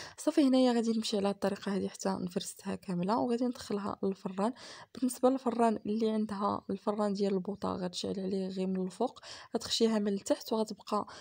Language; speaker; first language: Arabic; native; Arabic